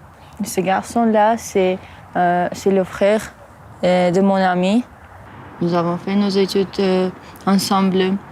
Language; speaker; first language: French; non-native, fluent; Armenian